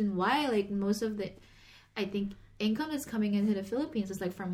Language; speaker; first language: English; non-native, local second language; Filipino